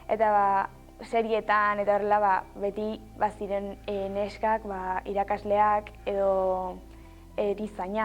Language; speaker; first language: Basque; non-native, local second language; Spanish